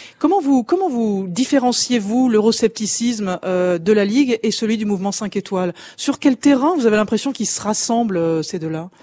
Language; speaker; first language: French; native; French